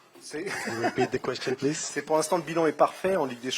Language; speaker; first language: French; native; French